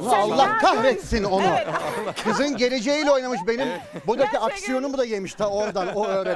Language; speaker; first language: Turkish; native; Turkish